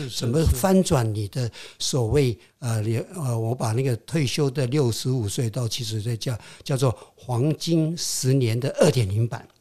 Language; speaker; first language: Chinese; non-native, local second language; Min Nan Chinese